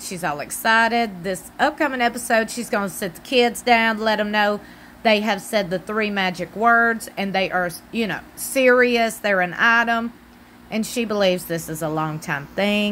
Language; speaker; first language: English; native; English